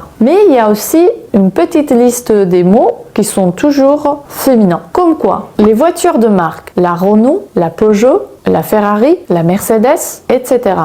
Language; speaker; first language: French; non-native, fluent; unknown